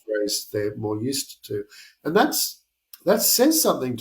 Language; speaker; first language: English; native; English